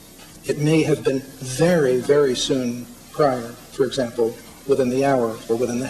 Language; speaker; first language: English; native; English